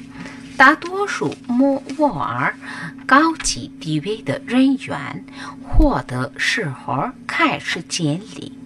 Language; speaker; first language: Chinese; non-native, fluent; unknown